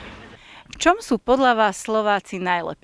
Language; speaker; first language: Slovak; native; Slovak